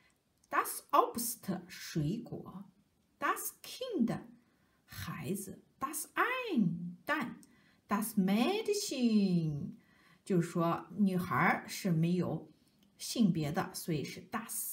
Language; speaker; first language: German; non-native, fluent; Chinese